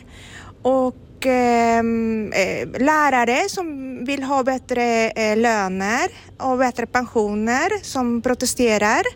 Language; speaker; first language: Swedish; non-native, fluent; Spanish